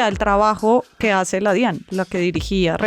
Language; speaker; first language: Spanish; native; Spanish